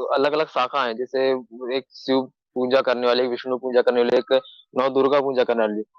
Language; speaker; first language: Hindi; native; Hindi